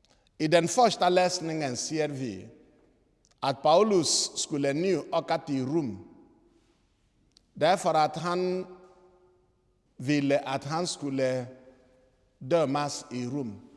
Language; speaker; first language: Swedish; non-native, fluent; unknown